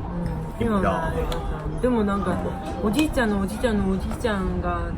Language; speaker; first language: Japanese; non-native, fluent; Korean